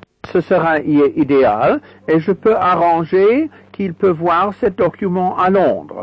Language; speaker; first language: French; non-native, fluent; English